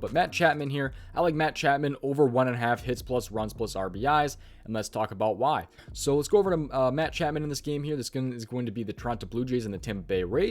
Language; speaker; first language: English; native; English